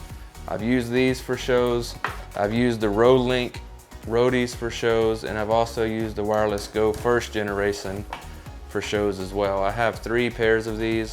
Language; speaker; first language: English; native; English